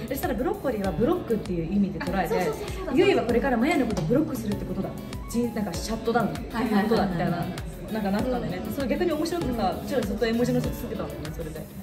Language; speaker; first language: Japanese; native; Japanese